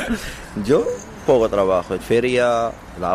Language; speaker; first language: Spanish; non-native, learner; Arabic